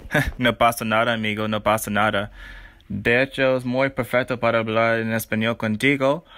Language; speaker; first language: Spanish; non-native, learner; English